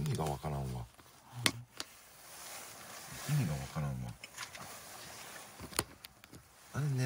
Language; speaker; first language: Japanese; native; Japanese